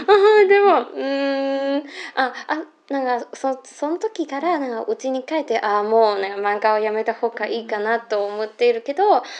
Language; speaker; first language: Japanese; non-native, learner; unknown